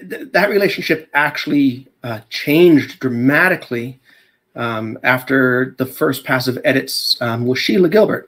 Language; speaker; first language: English; native; English